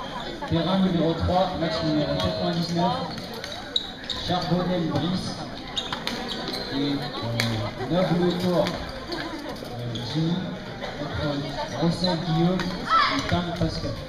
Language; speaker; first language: French; native; French